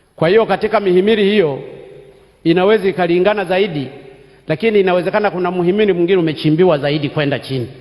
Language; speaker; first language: Swahili; non-native, local second language; Sukuma